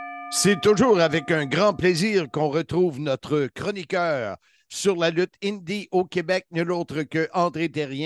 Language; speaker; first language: French; native; French